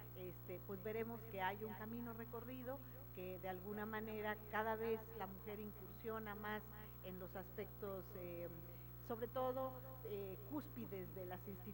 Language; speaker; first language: Spanish; native; Spanish